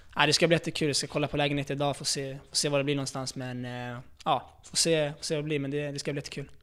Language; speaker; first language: Swedish; native; Swedish